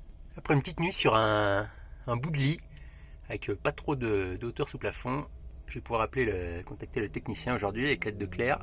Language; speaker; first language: French; native; French